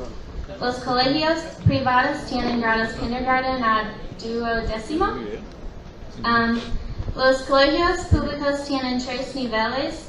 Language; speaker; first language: Spanish; non-native, learner; English